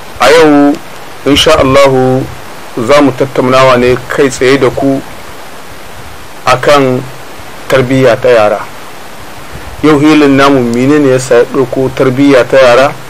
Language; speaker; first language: Hausa; native; Hausa